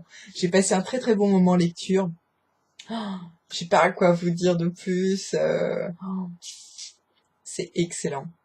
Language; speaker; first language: French; native; French